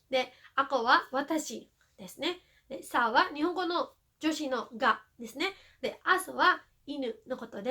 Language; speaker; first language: Japanese; non-native, fluent; Filipino